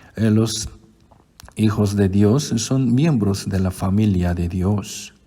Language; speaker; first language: Spanish; non-native, fluent; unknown